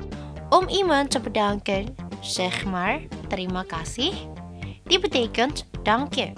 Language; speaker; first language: Dutch; non-native, learner; Indonesian